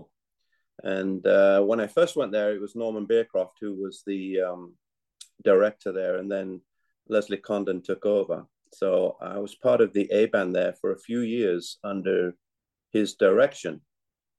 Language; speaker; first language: English; native; English